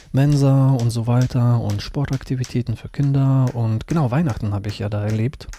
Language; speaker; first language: German; early bilingual, other home language; Russian